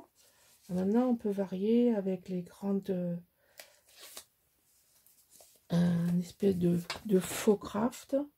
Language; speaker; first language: French; native; French